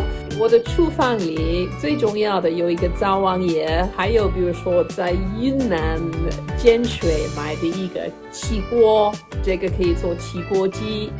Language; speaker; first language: Chinese; non-native, fluent; English